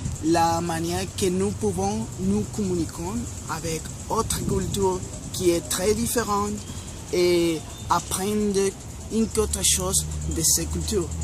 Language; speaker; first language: French; non-native, learner; Spanish